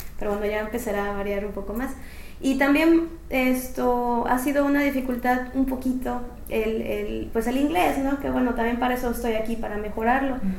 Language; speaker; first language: Spanish; native; Spanish